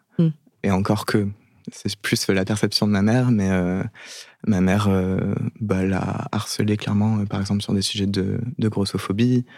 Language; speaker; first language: French; native; French